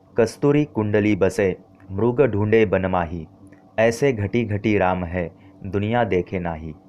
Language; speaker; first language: Hindi; non-native, local second language; Marathi